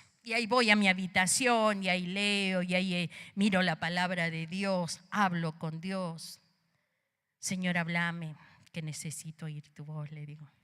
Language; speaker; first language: Spanish; native; Spanish